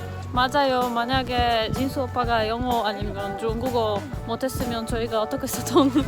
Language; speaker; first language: Korean; non-native, fluent; Polish